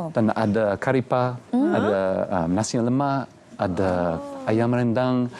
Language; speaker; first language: Malay; non-native, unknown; English